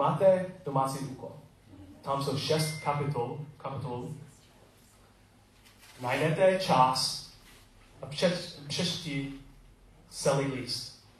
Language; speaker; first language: Czech; non-native, learner; English